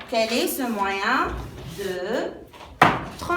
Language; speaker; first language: French; non-native, local second language; Arabic